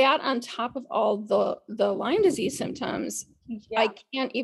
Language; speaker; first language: English; native; English